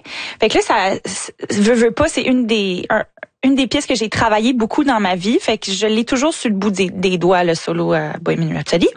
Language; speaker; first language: French; native; French